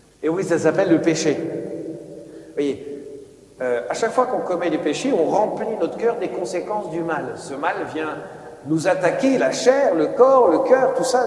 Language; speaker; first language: French; native; French